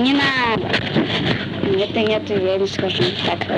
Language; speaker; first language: Russian; native; Russian